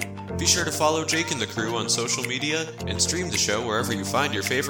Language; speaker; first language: English; native; English